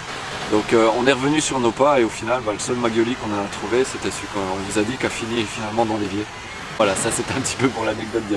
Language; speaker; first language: French; native; French